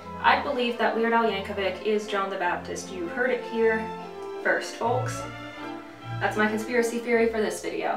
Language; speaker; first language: English; native; English